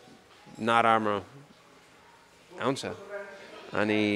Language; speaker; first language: Nepali; non-native, learner; English